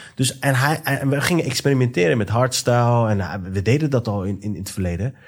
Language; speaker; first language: Dutch; early bilingual, other home language; Persian